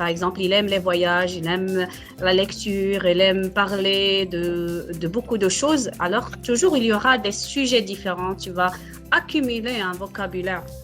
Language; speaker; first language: French; non-native, local second language; Arabic